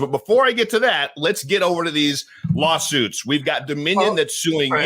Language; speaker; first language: English; native; English